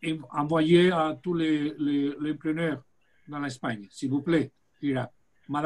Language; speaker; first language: French; non-native, learner; Spanish